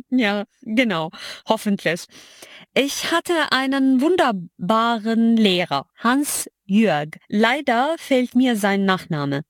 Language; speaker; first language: German; non-native, fluent; Arabic